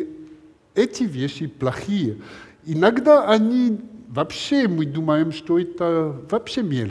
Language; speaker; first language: Russian; non-native, learner; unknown